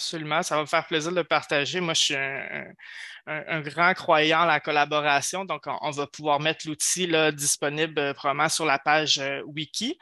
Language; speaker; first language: French; native; French